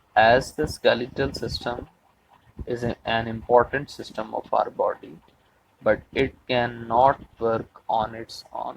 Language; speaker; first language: English; non-native, local second language; Urdu